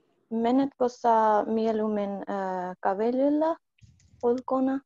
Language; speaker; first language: Finnish; non-native, learner; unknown